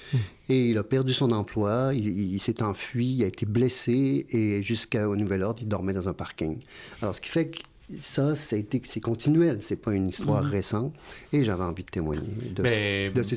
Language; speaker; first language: French; native; French